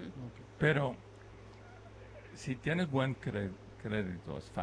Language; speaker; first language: Spanish; early bilingual, other home language; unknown